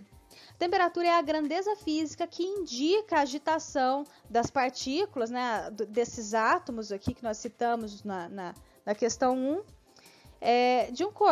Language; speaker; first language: Portuguese; native; Portuguese